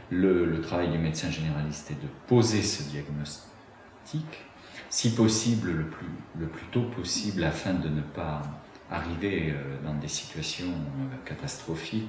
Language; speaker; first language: French; native; French